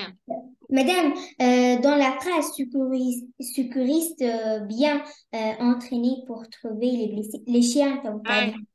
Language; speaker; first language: French; non-native, learner; Arabic